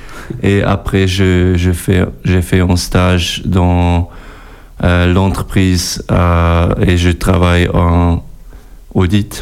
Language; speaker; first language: French; non-native, local second language; German